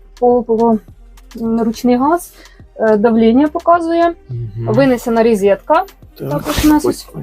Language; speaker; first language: Ukrainian; native; Ukrainian